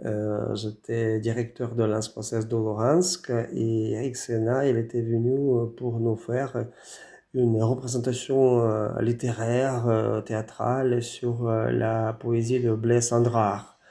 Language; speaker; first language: French; non-native, fluent; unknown